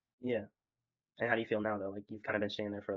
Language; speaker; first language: English; native; English